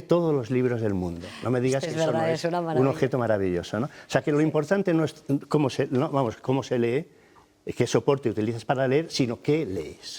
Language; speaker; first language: Spanish; native; Spanish